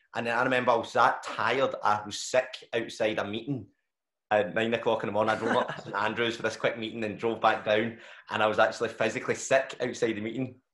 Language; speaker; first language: English; native; English